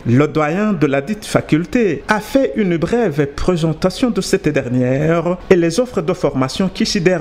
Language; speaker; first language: French; non-native, local second language; Rundi